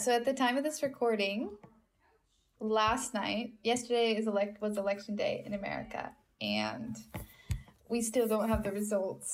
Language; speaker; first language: English; native; English